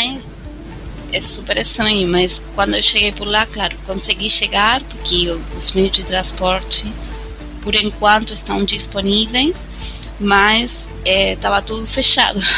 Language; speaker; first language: Portuguese; non-native, fluent; Spanish